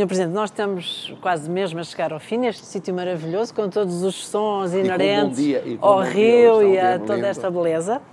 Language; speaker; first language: Portuguese; native; Portuguese